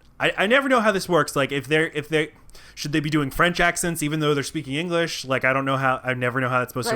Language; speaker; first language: English; native; English